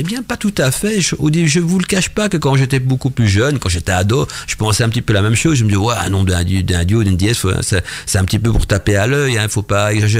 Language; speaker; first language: French; native; French